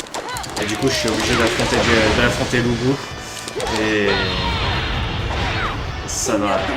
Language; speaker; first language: French; native; French